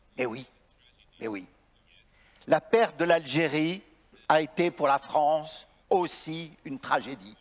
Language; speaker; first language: French; native; French